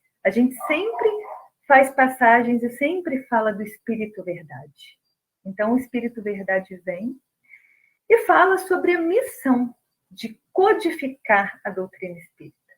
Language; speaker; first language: Portuguese; native; Portuguese